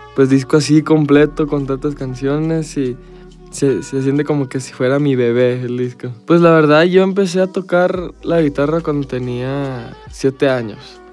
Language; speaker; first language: Spanish; early bilingual, heritage; Spanish